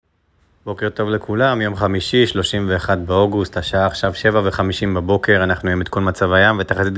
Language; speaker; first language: Hebrew; native; Hebrew